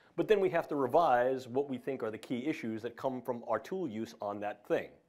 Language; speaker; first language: English; native; English